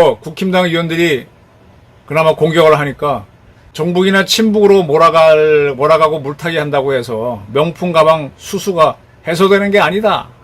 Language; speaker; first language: Korean; native; Korean